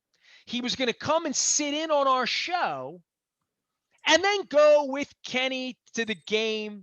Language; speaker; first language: English; native; English